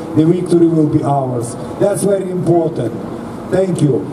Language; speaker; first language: English; non-native, fluent; Ukrainian